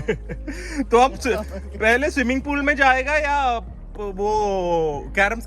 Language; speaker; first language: Hindi; non-native, local second language; Malayalam